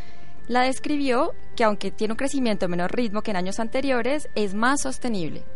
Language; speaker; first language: Spanish; native; Spanish